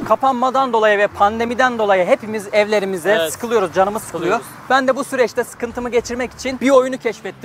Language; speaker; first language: Turkish; native; Turkish